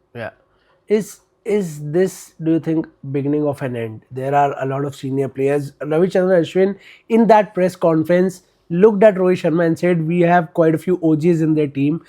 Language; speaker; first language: English; non-native, local second language; Hindi